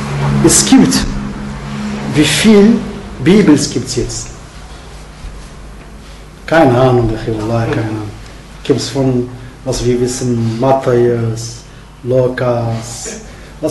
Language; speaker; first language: German; non-native, fluent; Arabic